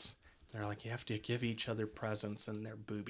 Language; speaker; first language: English; native; English